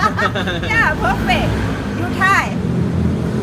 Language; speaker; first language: English; non-native, learner; Thai